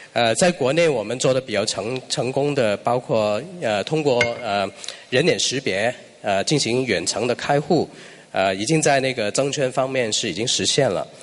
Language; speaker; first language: Chinese; non-native, local second language; Cantonese